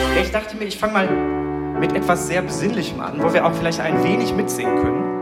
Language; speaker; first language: German; native; German